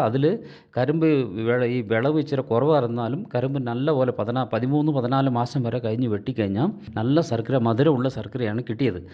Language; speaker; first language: Malayalam; non-native, local second language; Tamil